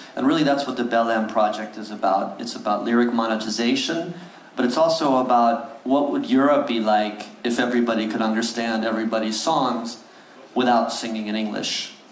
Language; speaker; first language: English; native; English